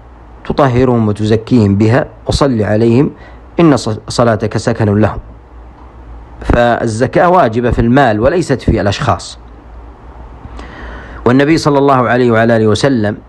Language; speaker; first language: Arabic; native; Arabic